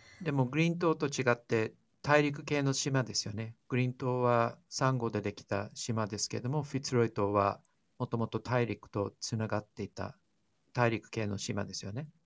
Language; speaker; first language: Japanese; non-native, fluent; English